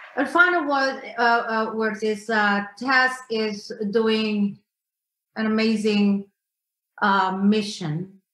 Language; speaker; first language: English; non-native, fluent; Indonesian